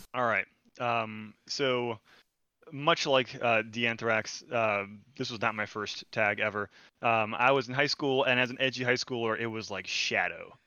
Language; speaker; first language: English; non-native, fluent; Portuguese